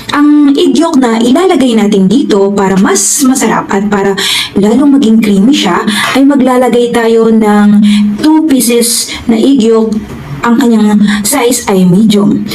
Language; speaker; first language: Filipino; non-native, local second language; Waray